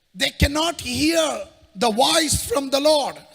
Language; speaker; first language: English; non-native, local second language; Kannada